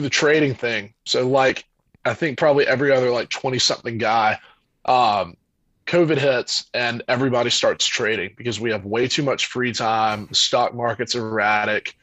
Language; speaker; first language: English; native; English